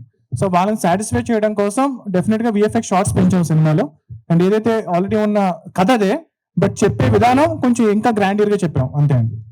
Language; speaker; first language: Telugu; native; Telugu